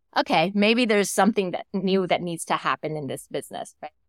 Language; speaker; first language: English; non-native, fluent; Thai